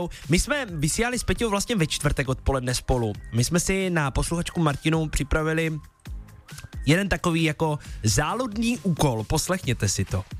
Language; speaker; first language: Czech; native; Czech